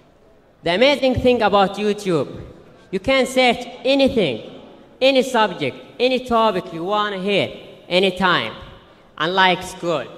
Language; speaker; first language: English; non-native, fluent; Arabic